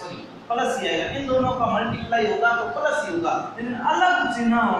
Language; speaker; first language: Hindi; native; Hindi